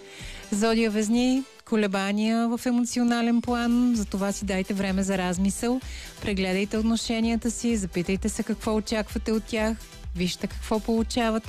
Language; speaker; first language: Bulgarian; native; Bulgarian